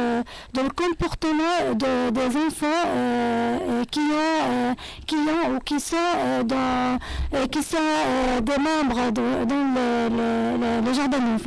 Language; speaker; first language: French; non-native, fluent; Arabic